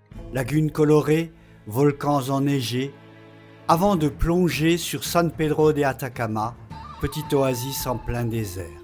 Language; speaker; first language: French; native; French